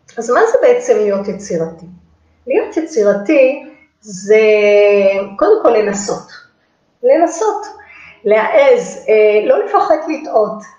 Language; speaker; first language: Hebrew; native; Hebrew